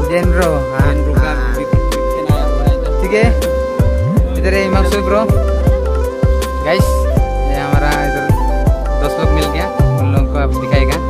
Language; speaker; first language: Hindi; non-native, local second language; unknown